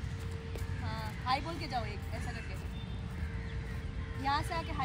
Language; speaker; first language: Hindi; non-native, local second language; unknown